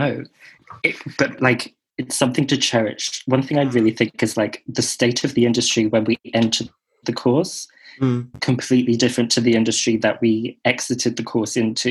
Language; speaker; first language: English; native; English